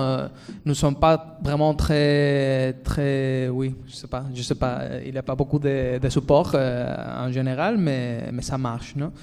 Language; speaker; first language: French; non-native, fluent; Spanish